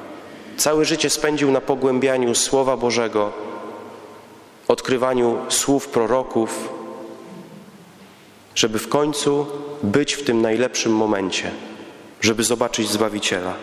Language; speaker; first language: Polish; native; Polish